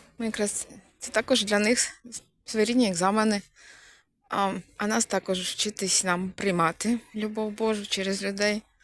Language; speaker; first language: Ukrainian; native; Ukrainian